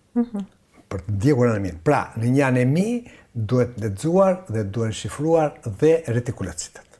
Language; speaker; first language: Albanian; native; Albanian